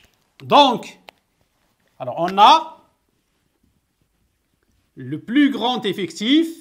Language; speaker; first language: French; non-native, local second language; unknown